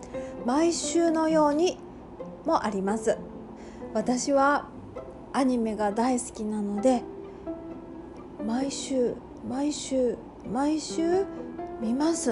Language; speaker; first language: Japanese; non-native, learner; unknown